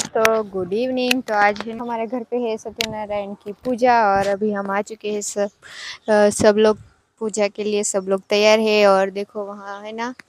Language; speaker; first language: Hindi; non-native, local second language; Gujarati